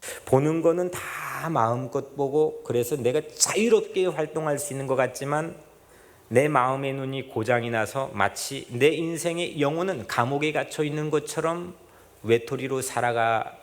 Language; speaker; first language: Korean; native; Korean